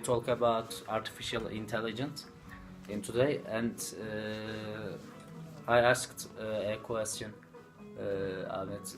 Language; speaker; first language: English; non-native, learner; Turkish